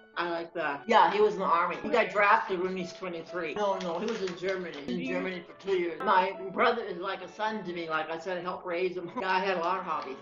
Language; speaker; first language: English; native; English